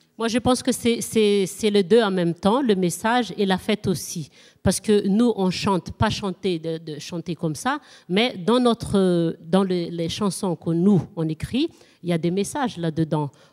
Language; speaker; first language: French; non-native, local second language; Malagasy